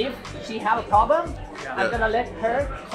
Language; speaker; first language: English; non-native, learner; Thai